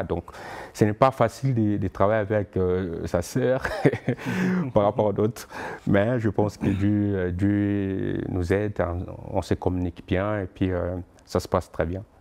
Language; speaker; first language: French; non-native, local second language; Lingala